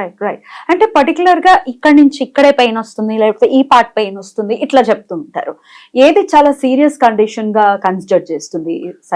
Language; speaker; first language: Telugu; native; Telugu